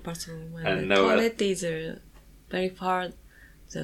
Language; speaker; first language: English; non-native, learner; Japanese